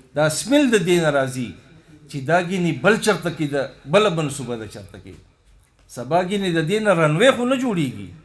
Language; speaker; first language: Pashto; native; Pashto